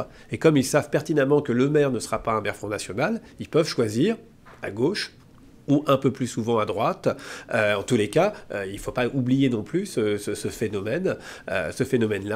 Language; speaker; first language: French; native; French